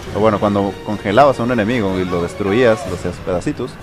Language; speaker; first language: Spanish; native; Spanish